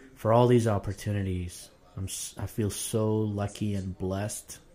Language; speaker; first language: English; non-native, fluent; Arabic